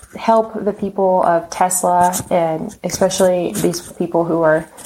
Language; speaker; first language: English; native; English